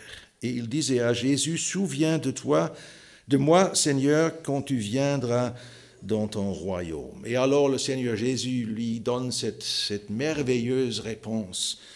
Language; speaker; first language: French; non-native, fluent; German